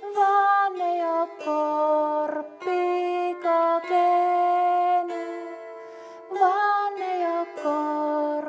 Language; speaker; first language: Finnish; native; Finnish